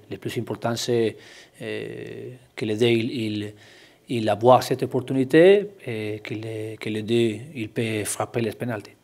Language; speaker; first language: French; non-native, learner; Spanish